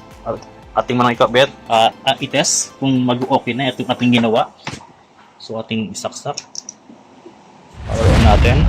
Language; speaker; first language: Filipino; native; Filipino